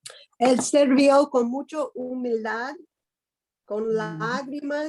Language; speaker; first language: Spanish; non-native, fluent; English